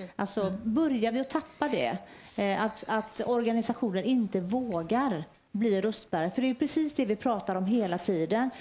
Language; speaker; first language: Swedish; native; Swedish